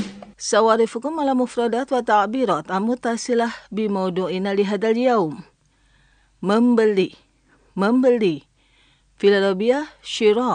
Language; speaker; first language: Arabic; non-native, fluent; Indonesian